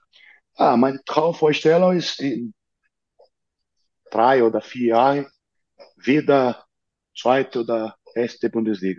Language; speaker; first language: German; non-native, learner; Portuguese